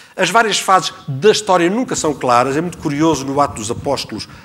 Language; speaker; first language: Portuguese; native; Portuguese